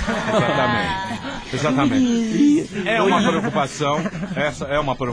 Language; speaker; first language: Portuguese; native; Portuguese